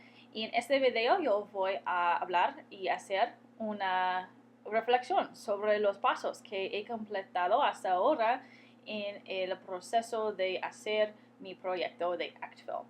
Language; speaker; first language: Spanish; non-native, fluent; English